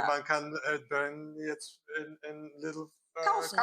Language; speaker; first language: German; non-native, learner; Korean